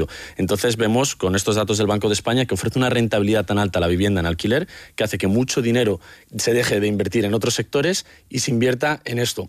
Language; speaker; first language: Spanish; native; Spanish